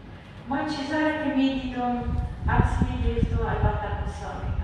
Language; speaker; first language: Persian; non-native, learner; Arabic